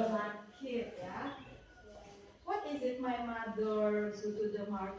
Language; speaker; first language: English; non-native, learner; Indonesian